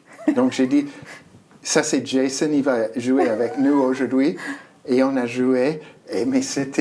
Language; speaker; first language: French; non-native, fluent; English